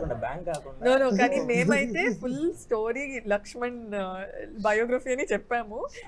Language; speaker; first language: Telugu; non-native, fluent; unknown